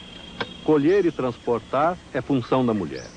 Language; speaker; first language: Portuguese; native; Portuguese